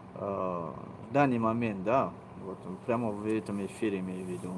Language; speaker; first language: Russian; non-native, local second language; Tajik